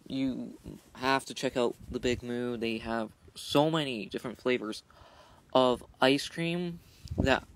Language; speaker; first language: English; native; English